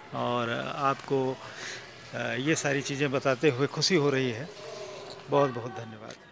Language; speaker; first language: Hindi; native; Hindi